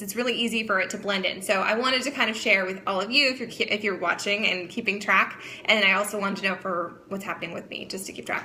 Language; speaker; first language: English; native; English